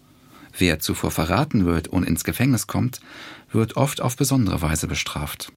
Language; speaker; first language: German; native; German